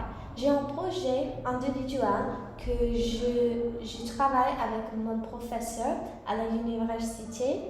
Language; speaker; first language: French; non-native, learner; English